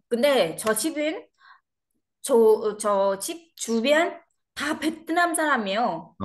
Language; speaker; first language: Korean; non-native, learner; Vietnamese